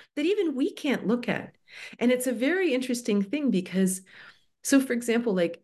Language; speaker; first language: English; native; English